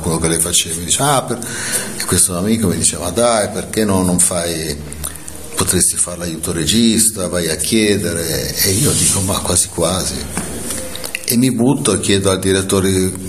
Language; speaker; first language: Italian; native; Italian